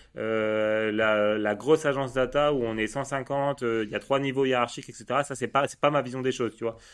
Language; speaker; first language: French; native; French